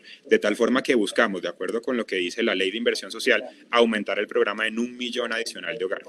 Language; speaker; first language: Spanish; native; Spanish